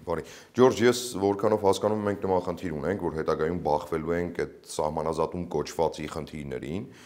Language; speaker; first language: Armenian; native; Armenian